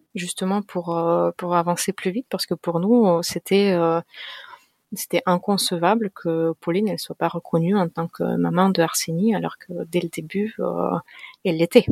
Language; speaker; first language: French; non-native, fluent; Russian